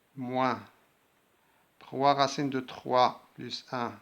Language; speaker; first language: French; non-native, local second language; Arabic